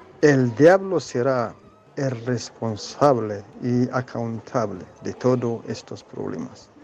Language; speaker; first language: Spanish; non-native, learner; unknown